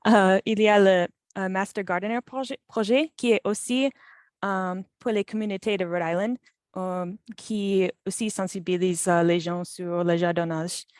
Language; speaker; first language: French; non-native, fluent; English